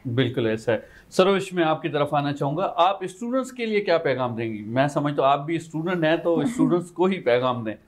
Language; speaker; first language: Urdu; non-native, local second language; Sindhi